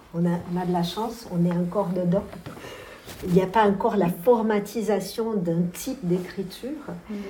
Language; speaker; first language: French; non-native, fluent; Portuguese